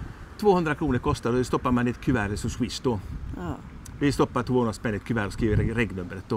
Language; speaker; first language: Swedish; native; Swedish